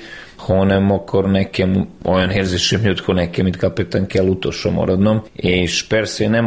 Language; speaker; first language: Hungarian; non-native, fluent; Serbian